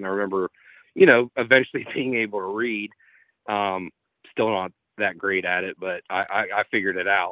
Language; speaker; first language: English; native; English